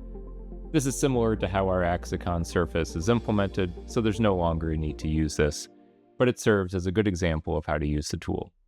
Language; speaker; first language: English; native; English